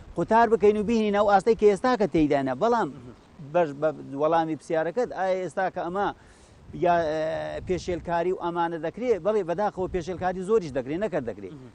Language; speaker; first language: Central Kurdish; native; Central Kurdish